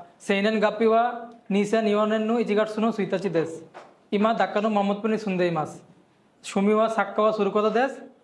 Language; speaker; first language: Japanese; non-native, learner; Bangla